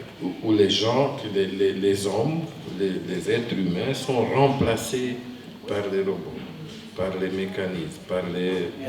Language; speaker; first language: French; non-native, fluent; Hungarian